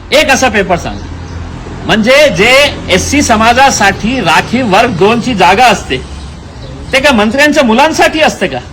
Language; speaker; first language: Marathi; non-native, local second language; Urdu